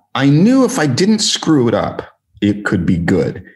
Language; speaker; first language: English; native; English